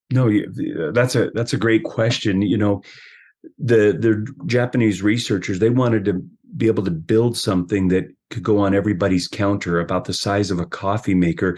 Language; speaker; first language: English; native; English